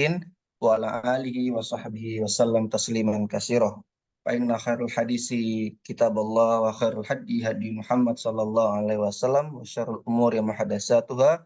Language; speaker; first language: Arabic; non-native, learner; Indonesian